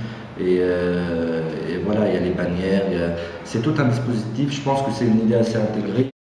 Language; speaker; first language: French; non-native, local second language; Arabic